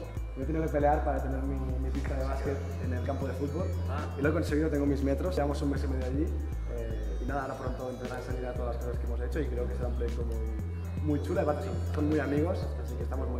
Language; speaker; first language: Spanish; native; Spanish